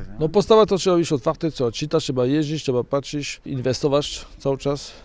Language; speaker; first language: Polish; non-native, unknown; French